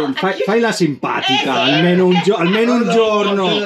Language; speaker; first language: Italian; non-native, learner; Spanish